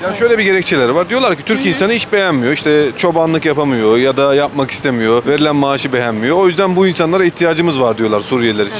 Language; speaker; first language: Turkish; native; Turkish